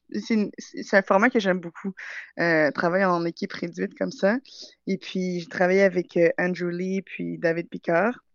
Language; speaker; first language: French; native; French